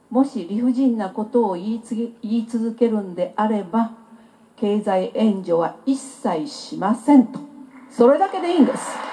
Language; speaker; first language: Japanese; non-native, fluent; Chinese